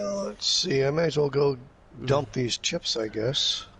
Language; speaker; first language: English; native; English